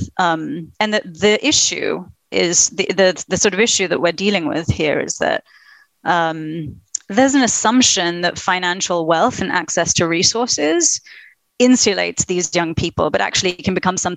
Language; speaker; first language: English; native; English